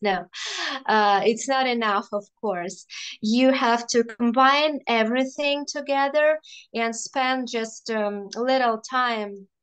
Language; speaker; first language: English; non-native, fluent; Russian